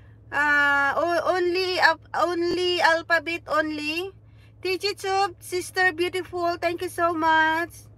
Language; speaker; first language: English; non-native, local second language; Cebuano